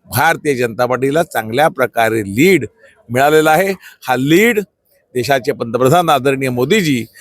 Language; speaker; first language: Marathi; native; Marathi